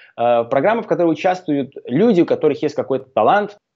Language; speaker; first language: Russian; non-native, fluent; Slovak